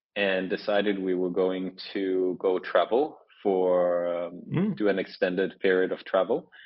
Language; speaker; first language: English; non-native, fluent; Norwegian